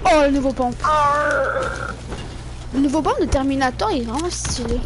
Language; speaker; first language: French; native; French